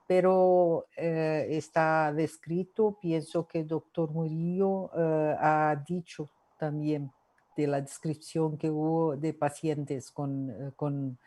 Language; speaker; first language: Spanish; non-native, fluent; Portuguese